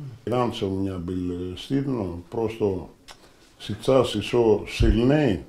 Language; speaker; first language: Russian; non-native, learner; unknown